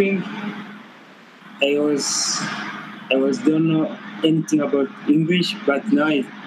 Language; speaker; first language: English; non-native, local second language; Kinyarwanda